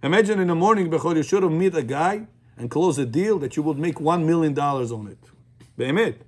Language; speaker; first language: English; non-native, fluent; Russian